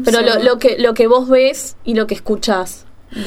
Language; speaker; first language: Spanish; native; Spanish